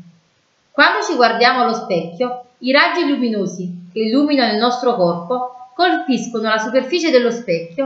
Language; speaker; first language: Italian; native; Italian